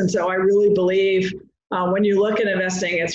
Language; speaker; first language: English; native; English